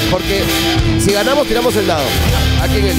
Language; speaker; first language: Spanish; native; Spanish